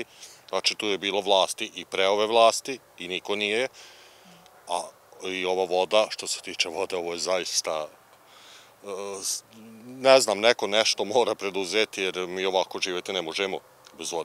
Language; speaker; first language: Serbian; native; Serbian